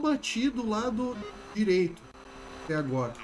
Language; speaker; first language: Portuguese; native; Portuguese